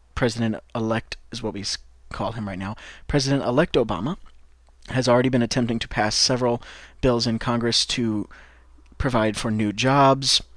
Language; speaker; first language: English; native; English